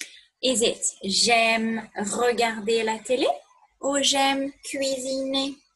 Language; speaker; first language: French; non-native, fluent; English